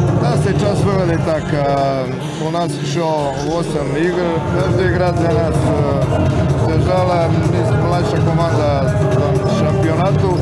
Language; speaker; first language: Russian; non-native, learner; Serbian